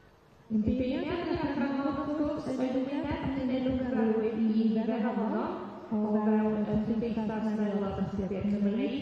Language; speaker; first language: Welsh; native; Welsh